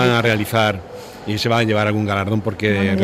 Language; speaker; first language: Spanish; native; Spanish